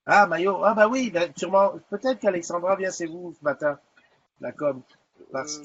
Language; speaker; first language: French; native; French